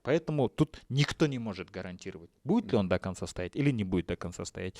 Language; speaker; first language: Russian; non-native, local second language; Kazakh